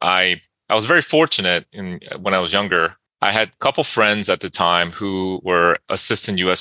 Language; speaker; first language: English; early bilingual, other home language; Korean